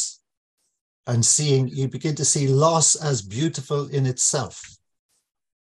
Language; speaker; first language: English; native; English